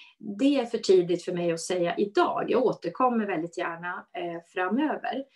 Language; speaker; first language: Swedish; native; Swedish